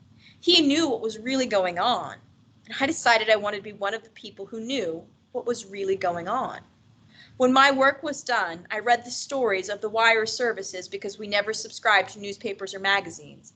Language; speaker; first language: English; native; English